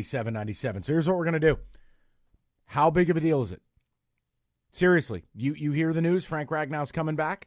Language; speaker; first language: English; native; English